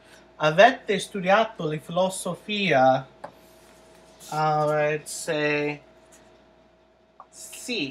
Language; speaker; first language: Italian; non-native, fluent; English